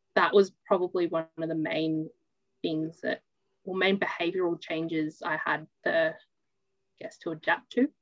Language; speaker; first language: English; native; English